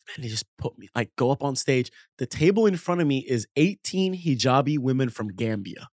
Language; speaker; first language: English; early bilingual, other home language; Arabic